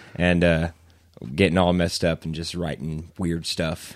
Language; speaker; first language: English; native; English